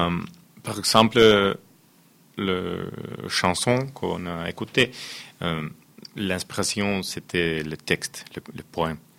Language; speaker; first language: French; non-native, fluent; Finnish